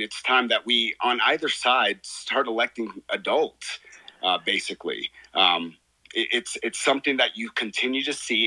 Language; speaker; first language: English; native; English